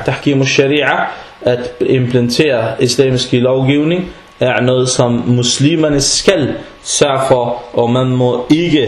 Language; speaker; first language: Danish; early bilingual, other home language; Arabic